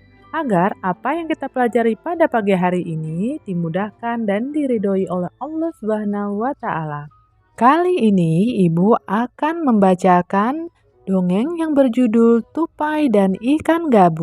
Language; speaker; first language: Indonesian; native; Indonesian